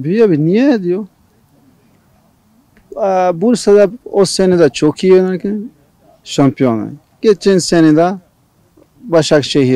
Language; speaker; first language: Turkish; non-native, learner; Portuguese